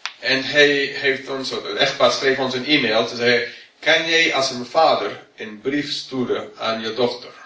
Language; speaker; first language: Dutch; non-native, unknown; English